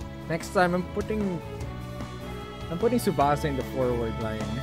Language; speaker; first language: English; non-native, local second language; Filipino